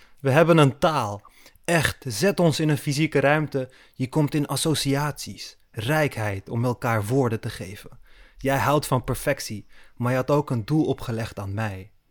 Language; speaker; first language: Dutch; early bilingual, other home language; Turkish